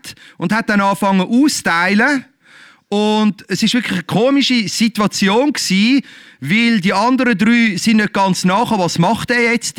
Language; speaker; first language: German; native; German